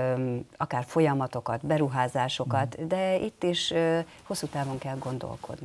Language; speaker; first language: Hungarian; native; Hungarian